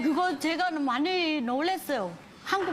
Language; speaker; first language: Korean; non-native, learner; Vietnamese